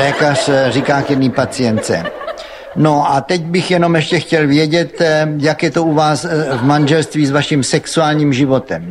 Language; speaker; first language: Czech; native; Czech